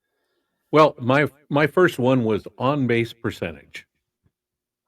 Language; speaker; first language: English; native; English